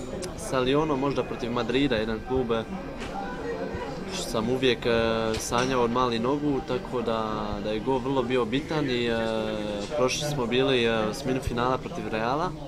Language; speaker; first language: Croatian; early bilingual, heritage; Bosnian